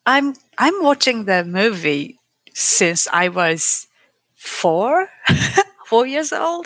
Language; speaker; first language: English; non-native, learner; Japanese